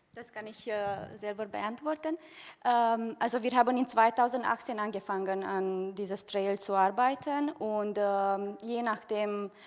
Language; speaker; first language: German; non-native, fluent; Romanian